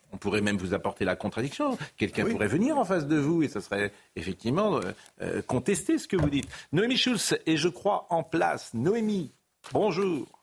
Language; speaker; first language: French; native; French